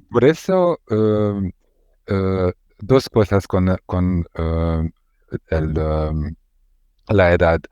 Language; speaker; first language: Spanish; non-native, learner; Hungarian